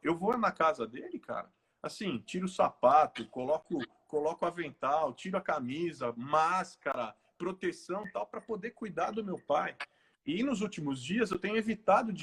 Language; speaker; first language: Portuguese; native; Portuguese